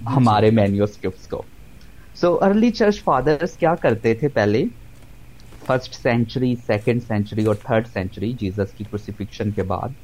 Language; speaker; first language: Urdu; non-native, local second language; Punjabi